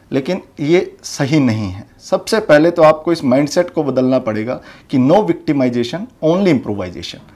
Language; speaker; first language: Hindi; native; Hindi